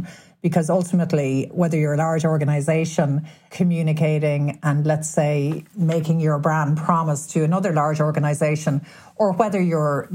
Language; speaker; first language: English; native; English